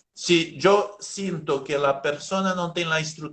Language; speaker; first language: Spanish; non-native, learner; Portuguese